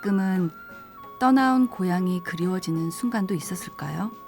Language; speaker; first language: Korean; native; Korean